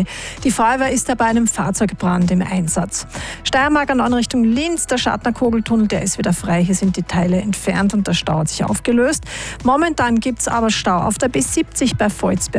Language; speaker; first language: German; native; German